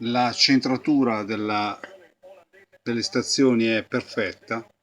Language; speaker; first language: Italian; native; Italian